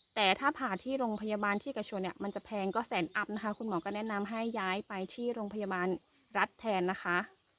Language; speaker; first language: Thai; non-native, local second language; S'gaw Karen